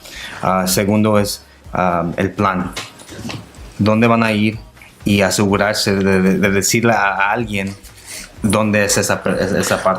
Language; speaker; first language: Spanish; non-native, local second language; English